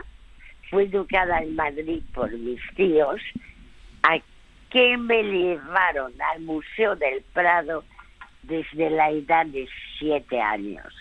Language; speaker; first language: Spanish; early bilingual, other home language; French